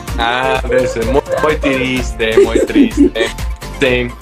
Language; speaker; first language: Spanish; non-native, learner; English